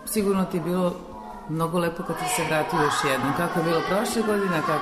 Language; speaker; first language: Serbian; native; Serbian